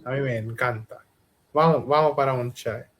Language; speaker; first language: Spanish; non-native, learner; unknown